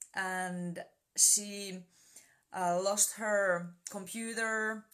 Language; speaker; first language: English; non-native, fluent; Finnish